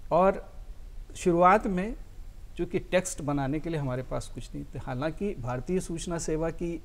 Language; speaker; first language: Hindi; native; Hindi